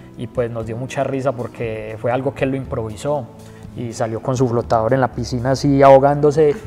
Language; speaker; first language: Spanish; native; Spanish